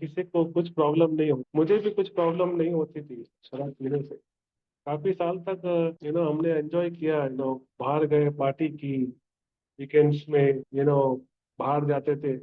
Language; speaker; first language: Hindi; native; Hindi